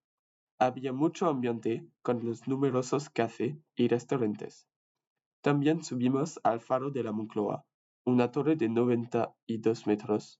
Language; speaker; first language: Spanish; non-native, learner; French